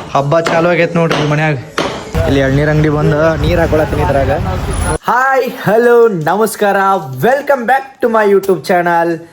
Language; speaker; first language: Kannada; native; Kannada